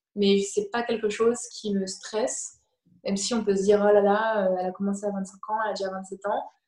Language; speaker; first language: French; native; French